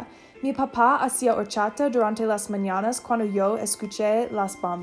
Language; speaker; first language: Spanish; non-native, learner; English